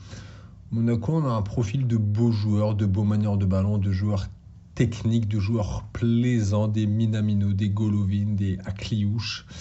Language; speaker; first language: French; native; French